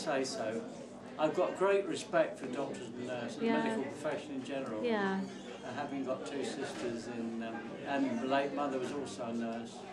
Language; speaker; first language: English; native; English